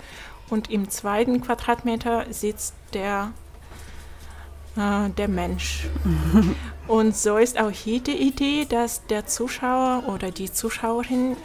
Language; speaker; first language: German; non-native, fluent; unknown